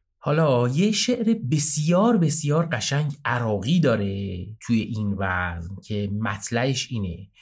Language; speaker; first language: Persian; native; Persian